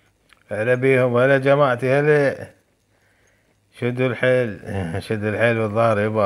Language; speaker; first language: Arabic; native; Arabic